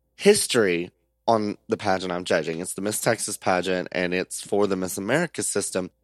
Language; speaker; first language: English; native; English